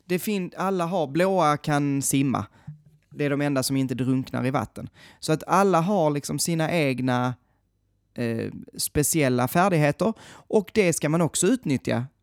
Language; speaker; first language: Swedish; native; Swedish